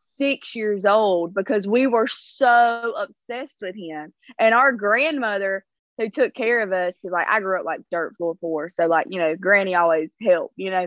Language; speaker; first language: English; native; English